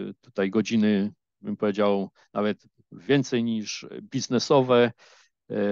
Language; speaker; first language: Polish; native; Polish